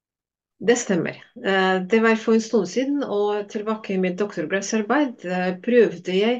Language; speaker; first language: Norwegian; non-native, fluent; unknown